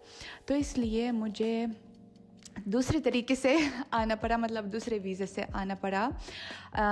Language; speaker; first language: Hindi; non-native, fluent; Russian